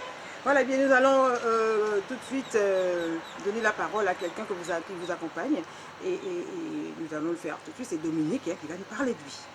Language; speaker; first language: French; native; French